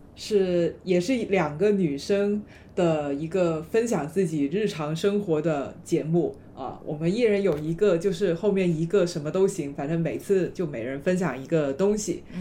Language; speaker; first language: Chinese; non-native, local second language; Cantonese